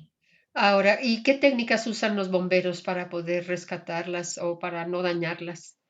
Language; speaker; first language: Spanish; native; Spanish